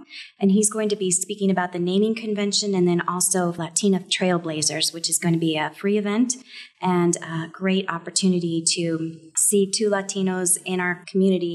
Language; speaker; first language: English; native; English